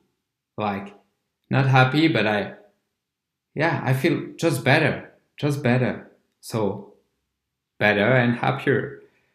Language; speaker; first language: English; non-native, fluent; French